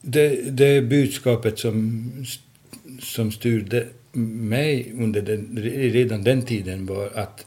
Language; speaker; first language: Swedish; non-native, fluent; Hungarian